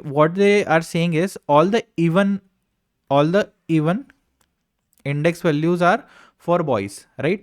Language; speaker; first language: English; non-native, local second language; Hindi